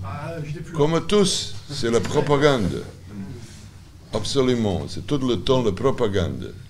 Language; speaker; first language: French; non-native, learner; Serbian